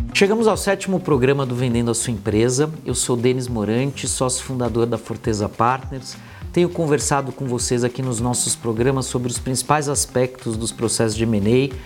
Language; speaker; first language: Portuguese; native; Portuguese